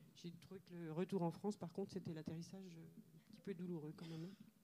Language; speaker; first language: French; native; French